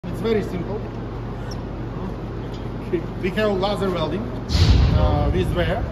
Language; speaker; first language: English; non-native, learner; Ukrainian